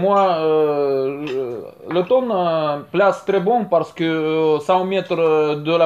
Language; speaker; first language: French; non-native, learner; Russian